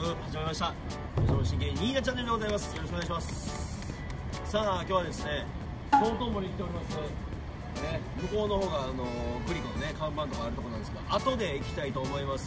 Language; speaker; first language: Japanese; native; Japanese